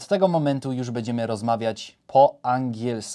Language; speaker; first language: Polish; non-native, fluent; English